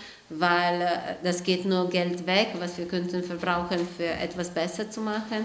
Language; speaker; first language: German; non-native, fluent; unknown